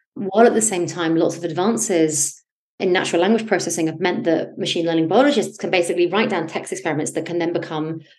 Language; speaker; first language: English; native; English